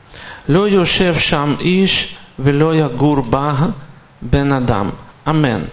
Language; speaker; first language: Hebrew; non-native, fluent; Russian